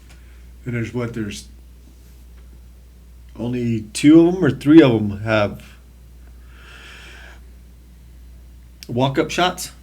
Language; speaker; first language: English; native; English